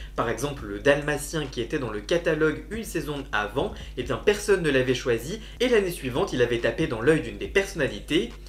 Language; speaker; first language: French; native; French